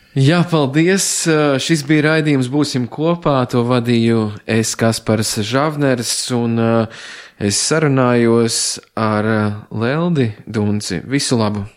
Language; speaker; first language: Latvian; native; Latvian